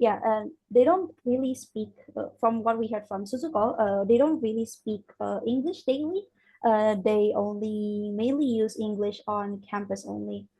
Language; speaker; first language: English; non-native, fluent; Indonesian